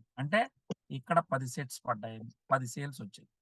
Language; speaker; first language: Telugu; native; Telugu